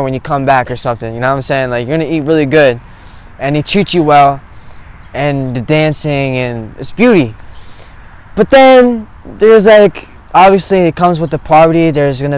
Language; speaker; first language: English; native; English